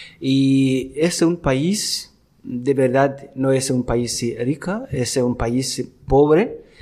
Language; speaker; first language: Spanish; non-native, learner; Rundi